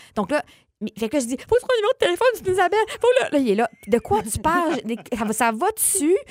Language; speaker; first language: French; native; French